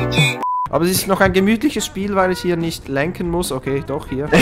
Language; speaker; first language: German; native; German